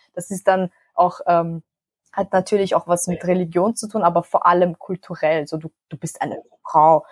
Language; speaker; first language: German; early bilingual, other home language; Macedonian